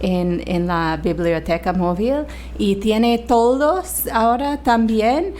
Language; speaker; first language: Spanish; non-native, fluent; English